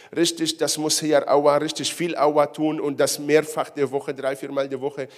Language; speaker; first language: German; non-native, fluent; Hebrew